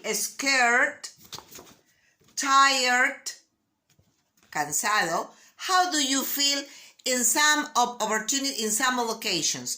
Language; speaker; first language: English; non-native, learner; Spanish